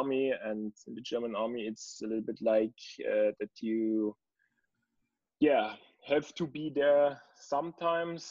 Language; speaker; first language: English; non-native, fluent; German